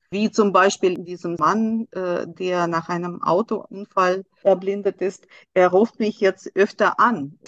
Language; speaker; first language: German; non-native, fluent; Russian